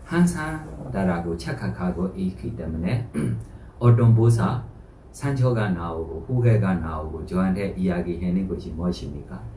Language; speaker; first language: Korean; non-native, fluent; Burmese